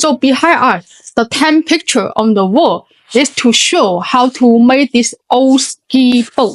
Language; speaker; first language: English; non-native, learner; Chinese